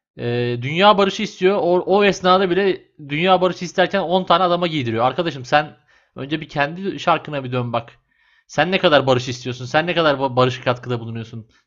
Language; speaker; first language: Turkish; native; Turkish